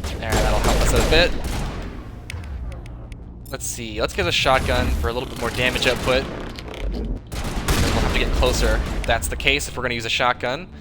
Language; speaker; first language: English; native; English